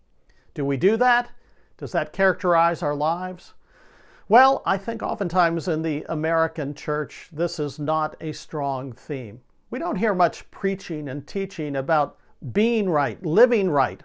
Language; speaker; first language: English; native; English